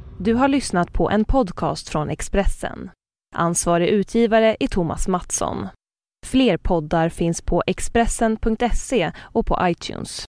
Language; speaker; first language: Swedish; native; Swedish